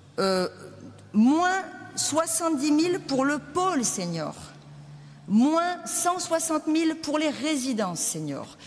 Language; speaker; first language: French; native; French